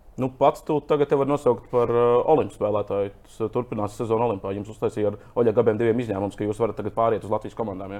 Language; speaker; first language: Latvian; native; Latvian